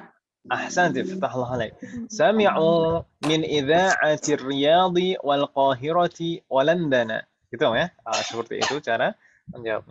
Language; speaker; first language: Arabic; non-native, fluent; Indonesian